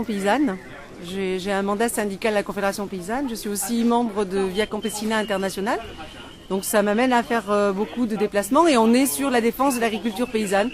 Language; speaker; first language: French; native; French